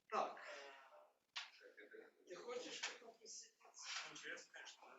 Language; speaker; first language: Russian; native; Russian